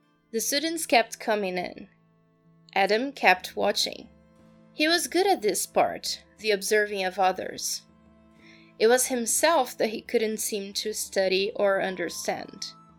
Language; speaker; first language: English; non-native, fluent; Portuguese